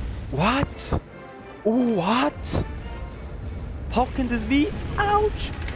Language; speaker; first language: English; non-native, learner; Portuguese